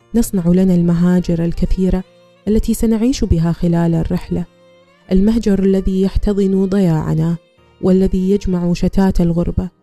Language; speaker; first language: Arabic; early bilingual, other home language; German